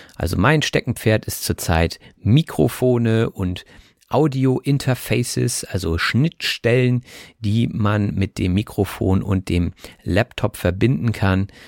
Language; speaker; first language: German; native; German